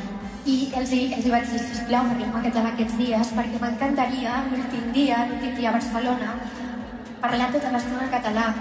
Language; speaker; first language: Catalan; non-native, local second language; Spanish